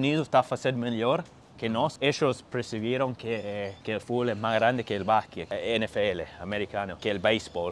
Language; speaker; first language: Portuguese; non-native, fluent; English